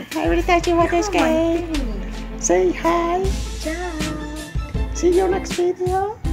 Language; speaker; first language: English; non-native, learner; Italian